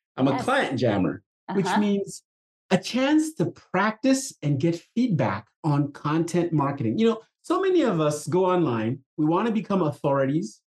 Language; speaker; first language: English; non-native, local second language; Igbo